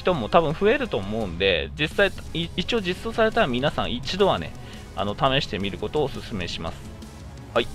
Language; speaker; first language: Japanese; native; Japanese